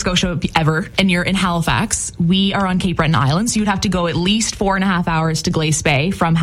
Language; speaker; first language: English; native; English